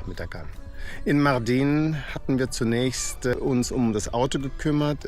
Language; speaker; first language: German; native; German